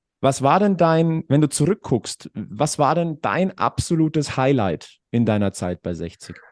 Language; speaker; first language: German; native; German